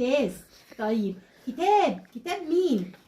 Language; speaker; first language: Arabic; native; Arabic